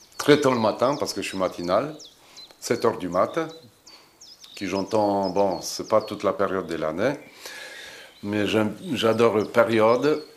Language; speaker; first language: French; non-native, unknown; Polish